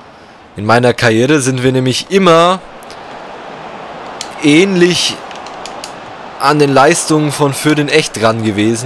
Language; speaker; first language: German; native; German